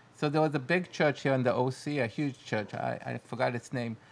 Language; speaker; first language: English; non-native, fluent; Hebrew